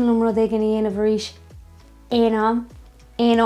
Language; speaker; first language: Irish; non-native, local second language; English